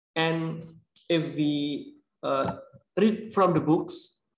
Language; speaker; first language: English; non-native, learner; Indonesian